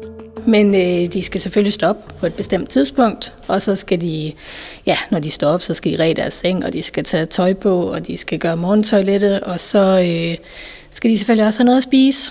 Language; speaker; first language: Danish; native; Danish